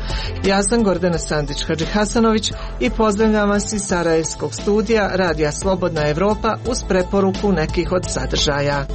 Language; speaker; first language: Croatian; native; Croatian